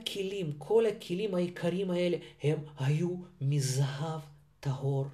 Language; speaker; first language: Hebrew; non-native, fluent; Russian